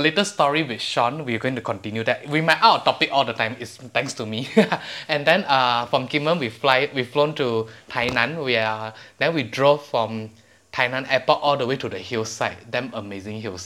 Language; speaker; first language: English; non-native, local second language; Chinese